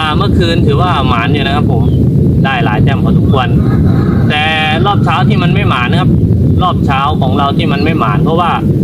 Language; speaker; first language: Thai; native; Thai